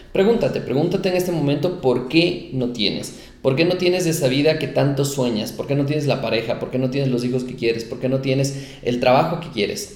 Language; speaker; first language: Spanish; native; Spanish